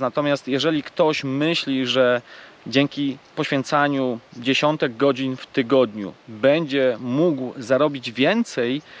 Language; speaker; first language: Polish; native; Polish